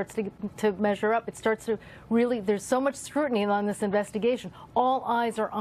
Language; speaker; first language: English; native; English